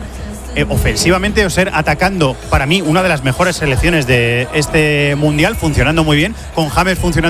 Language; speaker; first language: Spanish; native; Spanish